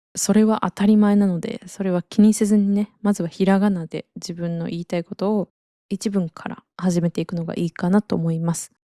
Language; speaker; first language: Japanese; native; Japanese